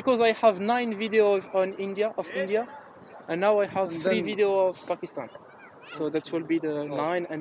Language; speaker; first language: English; non-native, learner; French